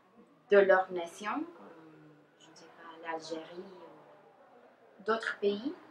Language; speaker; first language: French; non-native, fluent; Spanish